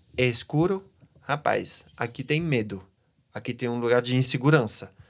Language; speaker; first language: Portuguese; non-native, fluent; French